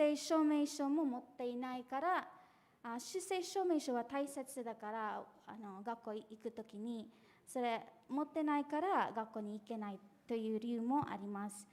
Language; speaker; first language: Japanese; non-native, fluent; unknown